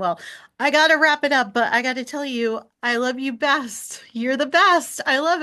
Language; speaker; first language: English; native; English